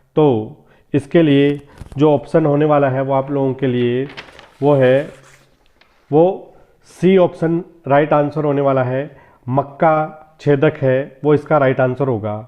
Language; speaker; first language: Hindi; native; Hindi